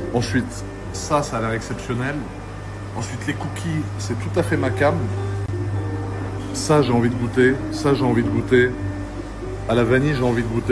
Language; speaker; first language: French; native; French